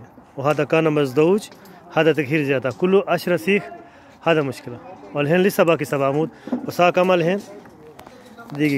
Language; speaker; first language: Arabic; non-native, learner; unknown